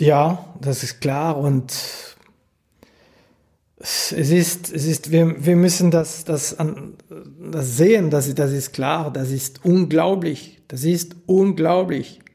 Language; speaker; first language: German; non-native, local second language; French